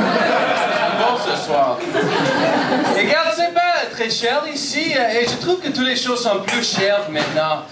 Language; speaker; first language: French; non-native, local second language; English